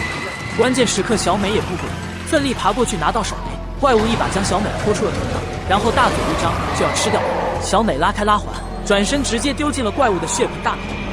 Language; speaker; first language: Chinese; native; Chinese